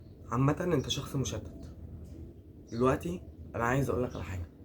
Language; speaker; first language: Arabic; native; Arabic